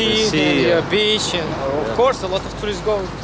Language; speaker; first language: English; non-native, learner; Kazakh